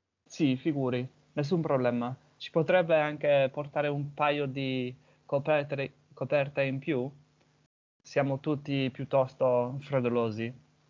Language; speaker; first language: Italian; non-native, fluent; English